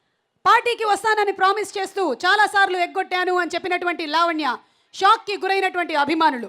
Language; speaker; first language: Telugu; native; Telugu